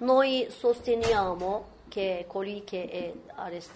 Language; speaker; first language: Italian; non-native, fluent; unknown